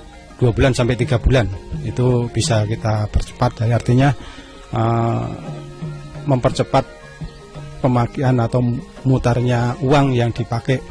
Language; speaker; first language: Indonesian; non-native, local second language; Javanese